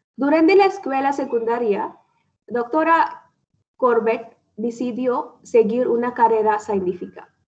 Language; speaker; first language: Spanish; non-native, learner; Malayalam